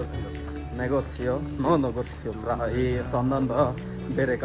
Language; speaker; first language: Italian; non-native, learner; Bangla